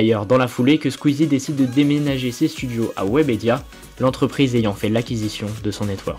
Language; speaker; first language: French; native; French